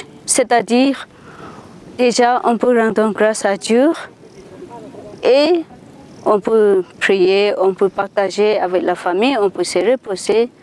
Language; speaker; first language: French; non-native, fluent; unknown